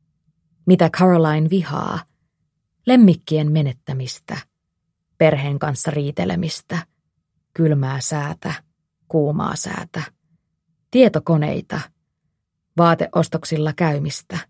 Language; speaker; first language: Finnish; native; Finnish